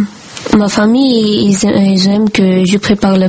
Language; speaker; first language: French; non-native, learner; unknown